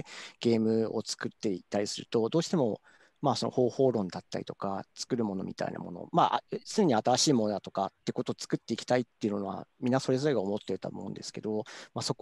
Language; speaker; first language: Japanese; native; Japanese